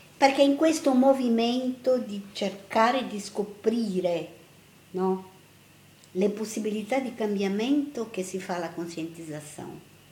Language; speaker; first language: Italian; non-native, fluent; Portuguese